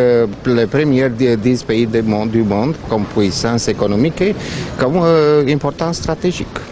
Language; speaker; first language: French; non-native, fluent; Romanian